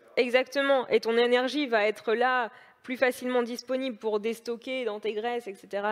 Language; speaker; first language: French; native; French